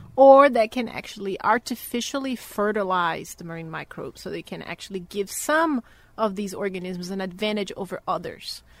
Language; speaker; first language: English; non-native, fluent; Portuguese